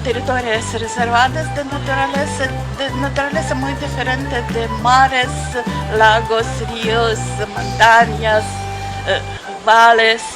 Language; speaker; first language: Spanish; non-native, fluent; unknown